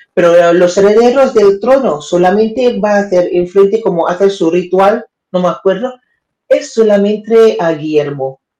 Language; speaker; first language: Spanish; non-native, learner; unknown